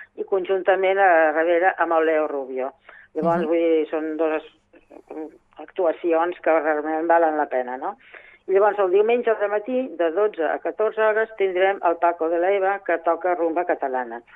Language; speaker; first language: Catalan; non-native, local second language; Spanish